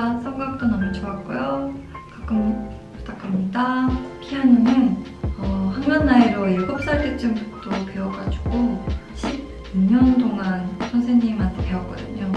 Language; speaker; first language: Korean; non-native, fluent; Japanese